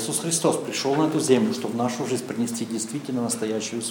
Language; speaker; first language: Czech; non-native, learner; Russian